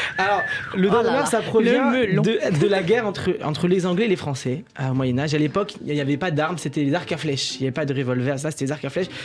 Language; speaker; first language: French; native; French